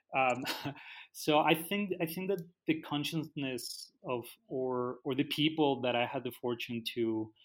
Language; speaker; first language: English; non-native, fluent; Spanish